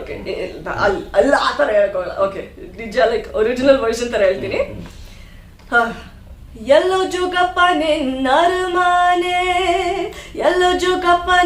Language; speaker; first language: Kannada; non-native, learner; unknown